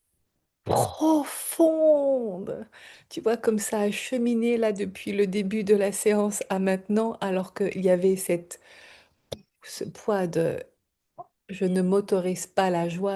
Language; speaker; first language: French; native; French